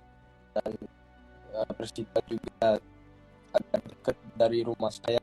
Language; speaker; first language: Indonesian; early bilingual, heritage; English